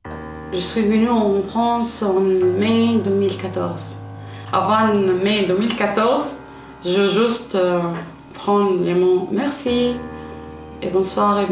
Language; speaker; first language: French; non-native, learner; Arabic